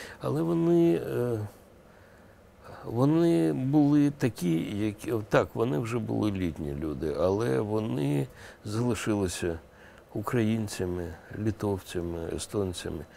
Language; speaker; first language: Ukrainian; non-native, local second language; Russian